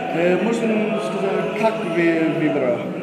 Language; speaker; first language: Russian; non-native, learner; English